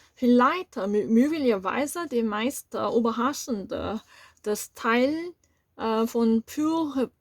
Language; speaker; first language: German; non-native, learner; Korean